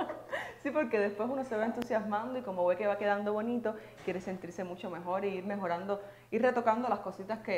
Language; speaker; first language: Spanish; native; Spanish